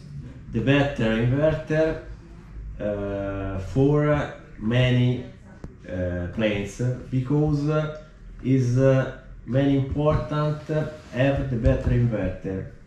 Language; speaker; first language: English; non-native, learner; Italian